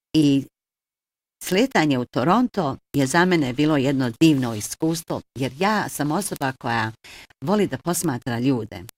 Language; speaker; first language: Bosnian; early bilingual, heritage; Bosnian